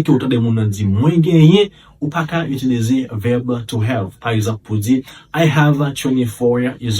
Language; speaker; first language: French; non-native, local second language; Haitian Creole